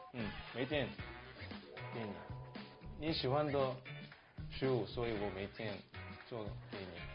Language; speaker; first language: Chinese; non-native, learner; Korean